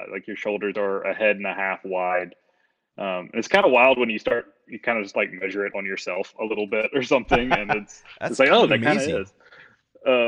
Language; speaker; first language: English; native; English